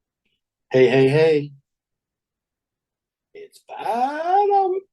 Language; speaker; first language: English; native; English